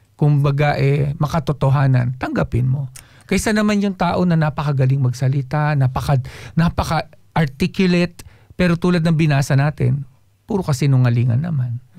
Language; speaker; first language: Filipino; native; Filipino